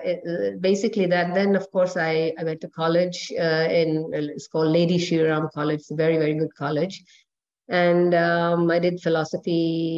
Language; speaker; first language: English; non-native, local second language; Hindi